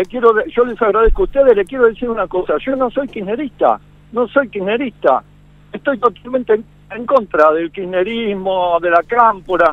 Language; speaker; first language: Spanish; native; Spanish